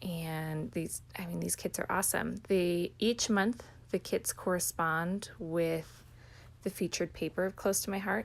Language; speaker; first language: English; native; English